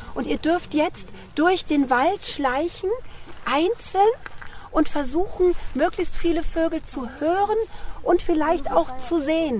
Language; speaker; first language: German; native; German